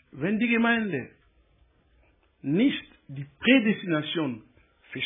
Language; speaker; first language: German; non-native, learner; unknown